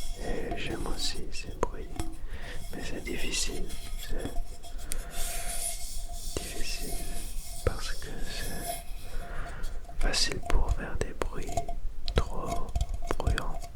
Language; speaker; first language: French; non-native, learner; Dutch